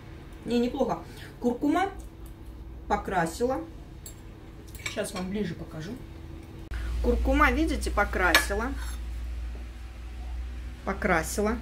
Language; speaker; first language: Russian; native; Russian